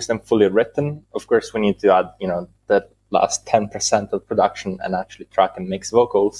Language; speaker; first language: English; non-native, fluent; Italian